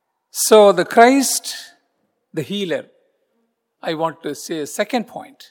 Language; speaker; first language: English; non-native, local second language; Tamil